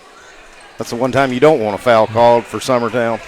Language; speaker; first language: English; native; English